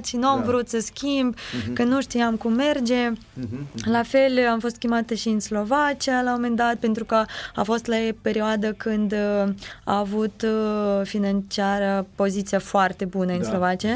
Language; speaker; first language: Romanian; non-native, fluent; Ukrainian